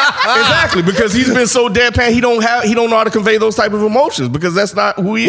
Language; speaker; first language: English; native; English